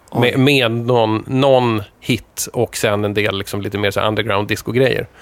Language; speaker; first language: Swedish; native; Swedish